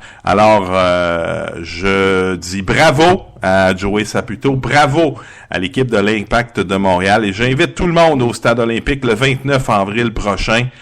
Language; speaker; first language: French; native; French